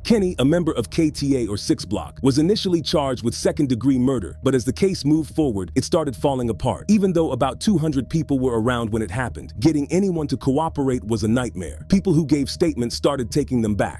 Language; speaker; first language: English; native; English